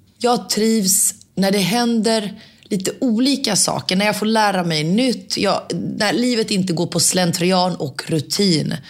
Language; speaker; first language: Swedish; early bilingual, other home language; Finnish